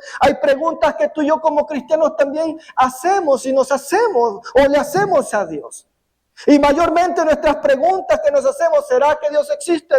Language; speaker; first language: Spanish; native; Spanish